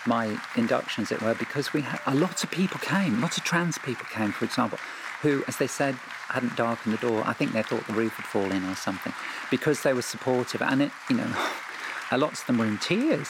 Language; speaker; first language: English; native; English